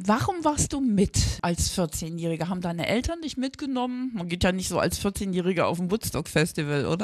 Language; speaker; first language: German; native; German